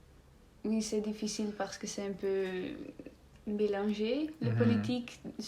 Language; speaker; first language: French; non-native, learner; Dutch